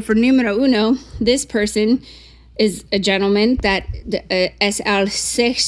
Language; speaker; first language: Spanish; non-native, fluent; English